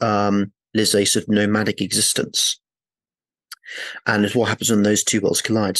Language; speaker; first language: English; native; English